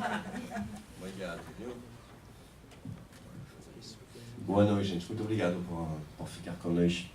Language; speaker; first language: Portuguese; non-native, fluent; French